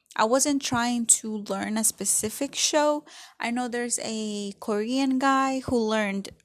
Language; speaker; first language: English; early bilingual, other home language; Spanish